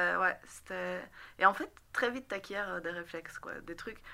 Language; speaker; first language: French; native; French